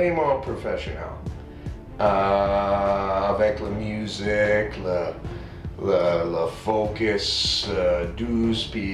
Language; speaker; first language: French; non-native, learner; English